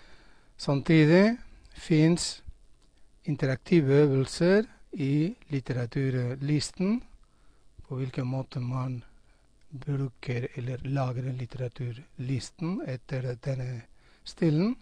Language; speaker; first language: Norwegian; non-native, fluent; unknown